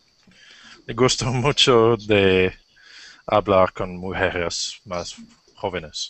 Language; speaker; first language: Spanish; non-native, learner; French